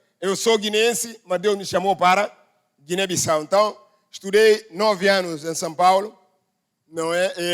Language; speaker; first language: Portuguese; non-native, local second language; Upper Guinea Crioulo